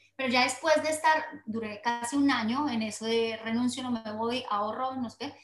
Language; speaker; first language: Spanish; native; Spanish